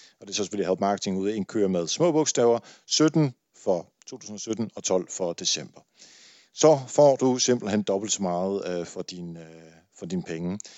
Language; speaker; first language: Danish; early bilingual, other home language; Dutch